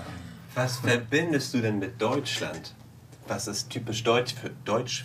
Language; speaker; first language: German; native; German